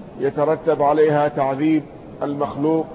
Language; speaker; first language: Arabic; native; Arabic